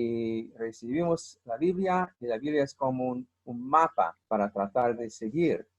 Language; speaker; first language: Spanish; non-native, fluent; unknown